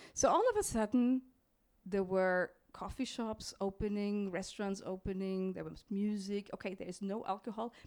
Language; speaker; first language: English; non-native, fluent; German